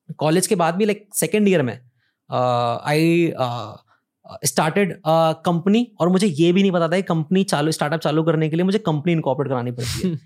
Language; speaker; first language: Hindi; native; Hindi